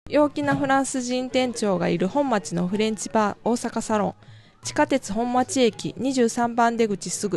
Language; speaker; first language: Japanese; native; Japanese